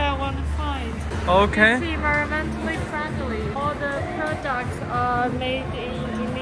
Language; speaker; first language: English; non-native, learner; Chinese